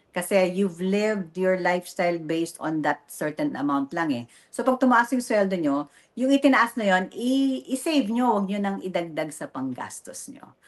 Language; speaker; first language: Filipino; native; Filipino